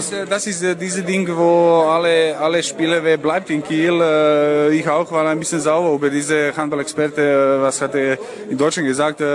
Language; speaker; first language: German; non-native, learner; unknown